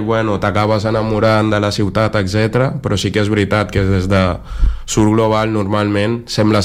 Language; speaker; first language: Catalan; native; Catalan